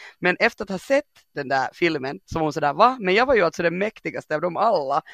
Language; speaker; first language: Swedish; native; Swedish